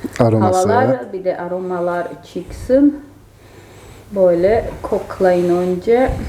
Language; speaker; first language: Turkish; non-native, fluent; Georgian